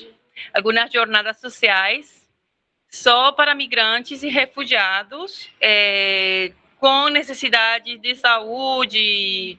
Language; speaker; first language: Portuguese; non-native, fluent; Spanish